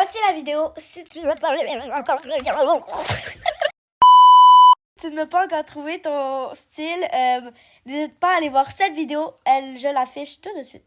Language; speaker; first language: French; native; French